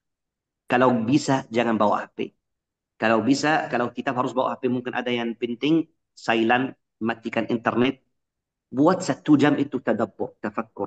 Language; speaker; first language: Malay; non-native, fluent; Arabic